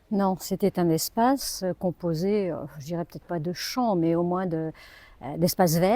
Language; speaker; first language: French; native; French